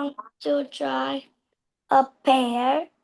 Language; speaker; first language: English; non-native, learner; Vietnamese